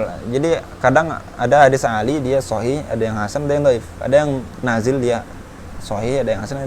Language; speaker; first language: Indonesian; native; Indonesian